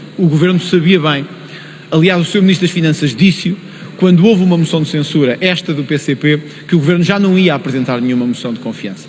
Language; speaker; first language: Portuguese; native; Portuguese